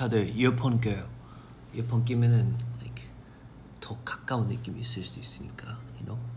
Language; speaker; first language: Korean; non-native, fluent; English